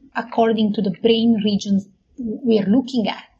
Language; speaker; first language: English; non-native, fluent; Italian